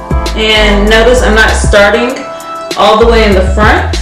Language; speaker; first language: English; native; English